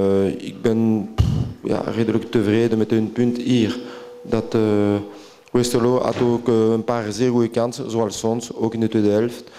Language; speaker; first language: Dutch; non-native, local second language; French